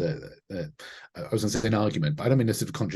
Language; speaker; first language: English; native; English